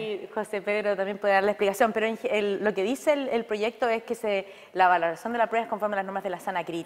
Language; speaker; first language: Spanish; native; Spanish